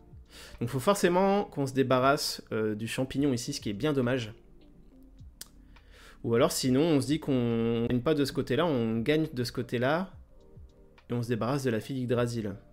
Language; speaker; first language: French; native; French